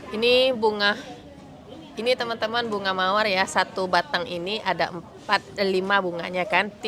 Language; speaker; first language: Indonesian; native; Indonesian